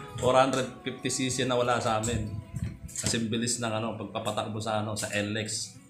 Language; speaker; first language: Filipino; native; Filipino